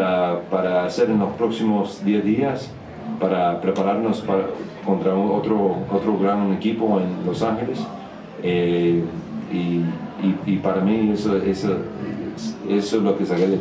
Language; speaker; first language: Spanish; early bilingual, heritage; English